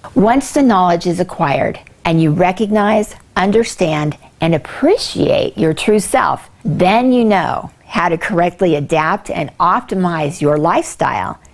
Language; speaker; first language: English; native; English